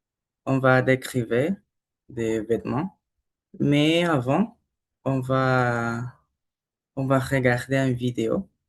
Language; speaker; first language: French; non-native, learner; Spanish